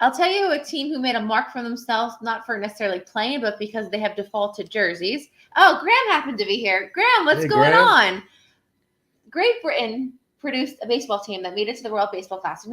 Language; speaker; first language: English; native; English